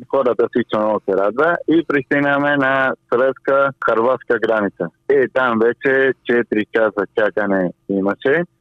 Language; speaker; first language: Bulgarian; non-native, fluent; Spanish